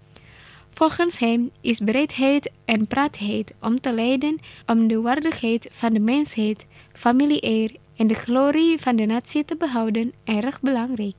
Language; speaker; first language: Dutch; non-native, learner; Indonesian